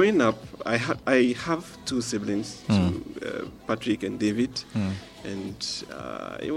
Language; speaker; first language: English; non-native, local second language; Ewe